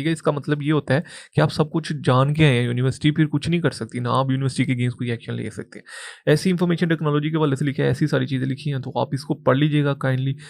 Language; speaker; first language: Urdu; non-native, local second language; Punjabi